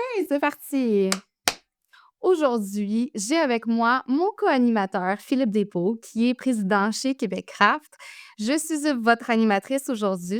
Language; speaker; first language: French; native; French